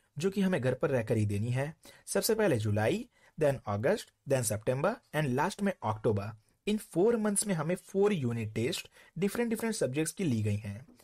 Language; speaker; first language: Hindi; non-native, local second language; Gujarati